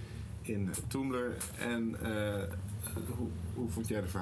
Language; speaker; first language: Dutch; native; Dutch